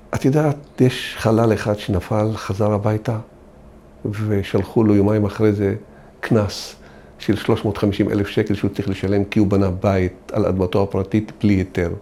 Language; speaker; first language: Hebrew; non-native, local second language; Arabic